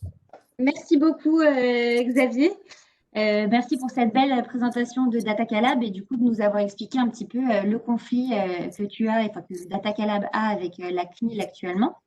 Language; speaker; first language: French; native; French